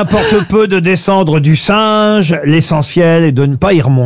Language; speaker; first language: French; native; French